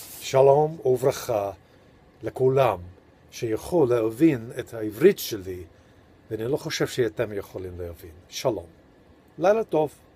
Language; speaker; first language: English; native; English